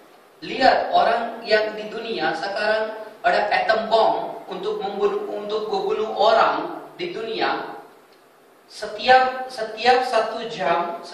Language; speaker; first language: Indonesian; non-native, fluent; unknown